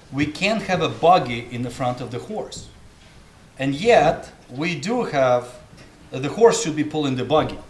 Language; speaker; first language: English; non-native, fluent; Russian